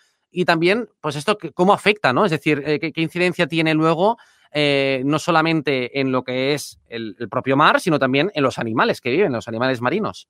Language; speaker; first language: Spanish; native; Spanish